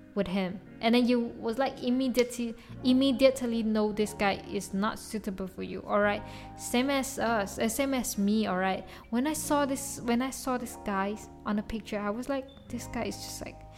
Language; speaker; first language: English; non-native, local second language; Chinese